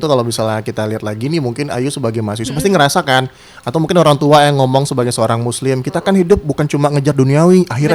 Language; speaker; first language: Indonesian; native; Indonesian